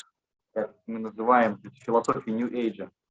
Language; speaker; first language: Russian; native; Russian